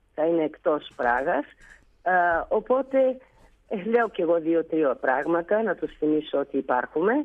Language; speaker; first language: Greek; early bilingual, heritage; Bulgarian